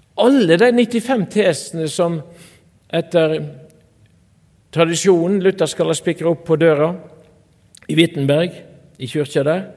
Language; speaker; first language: Norwegian; native; Norwegian